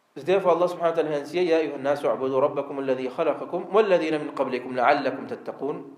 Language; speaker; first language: Danish; early bilingual, other home language; Arabic